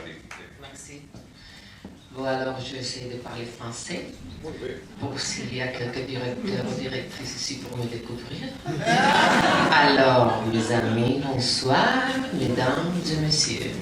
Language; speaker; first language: French; non-native, learner; Spanish